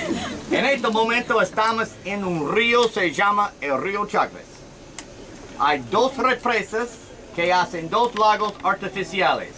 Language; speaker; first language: Spanish; non-native, learner; English